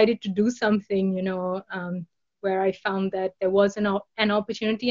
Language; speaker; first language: English; non-native, local second language; Bangla